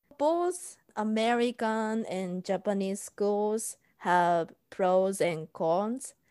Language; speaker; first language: English; non-native, fluent; Japanese